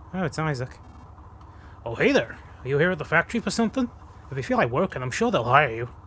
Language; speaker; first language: English; native; English